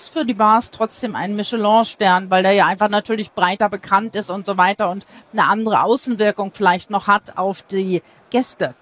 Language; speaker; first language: German; native; German